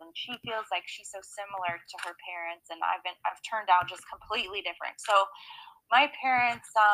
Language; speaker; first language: English; native; English